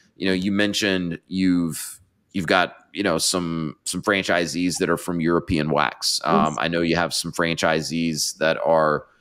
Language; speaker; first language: English; native; English